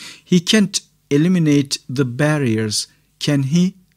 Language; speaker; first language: English; non-native, fluent; Turkish